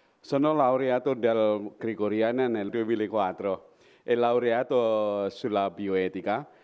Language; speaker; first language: Italian; non-native, fluent; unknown